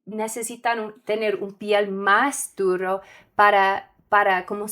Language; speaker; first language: Spanish; non-native, learner; English